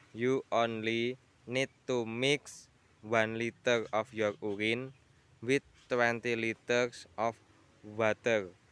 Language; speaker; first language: English; non-native, learner; Indonesian